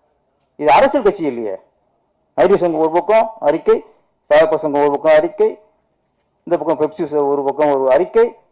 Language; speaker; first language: Tamil; native; Tamil